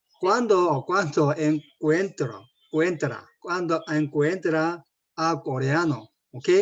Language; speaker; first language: Spanish; non-native, learner; Korean